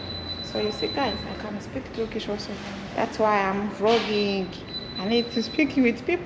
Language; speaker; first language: English; non-native, fluent; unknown